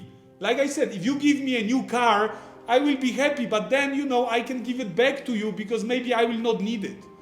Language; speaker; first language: English; non-native, fluent; Polish